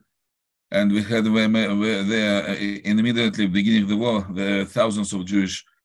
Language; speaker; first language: English; non-native, learner; Russian